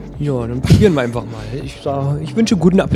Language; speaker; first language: German; native; German